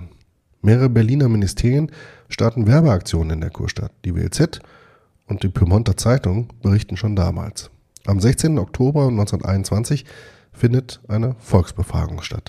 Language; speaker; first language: German; native; German